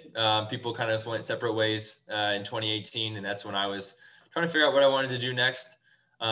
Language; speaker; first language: English; native; English